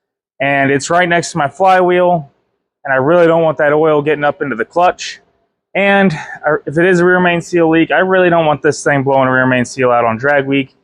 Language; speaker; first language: English; native; English